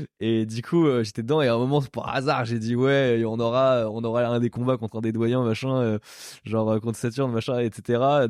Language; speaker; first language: French; native; French